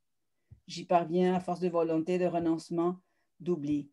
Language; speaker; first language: French; early bilingual, other home language; Spanish